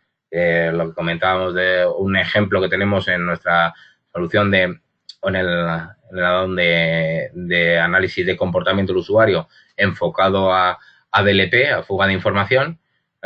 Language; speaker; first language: Spanish; native; Spanish